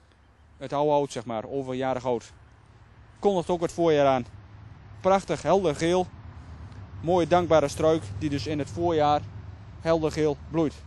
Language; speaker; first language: Dutch; native; Dutch